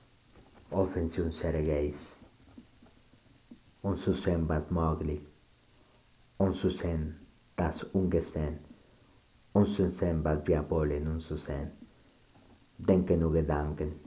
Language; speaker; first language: German; non-native, learner; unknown